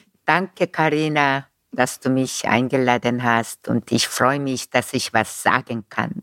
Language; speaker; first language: German; non-native, fluent; Korean